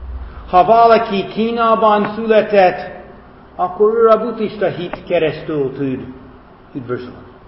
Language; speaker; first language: Hungarian; non-native, fluent; English